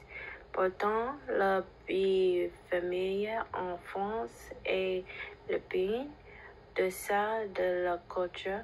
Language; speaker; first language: French; non-native, learner; English